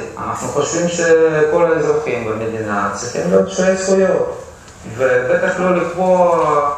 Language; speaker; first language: Hebrew; non-native, fluent; Russian